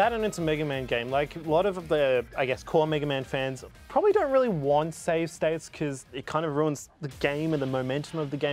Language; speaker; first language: English; native; English